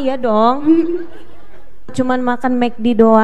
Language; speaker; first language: Indonesian; native; Indonesian